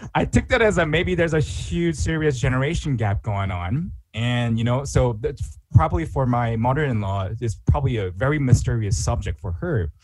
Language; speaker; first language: English; non-native, fluent; Korean